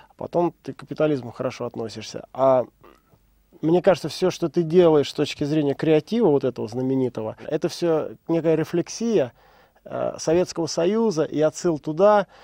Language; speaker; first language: Russian; native; Russian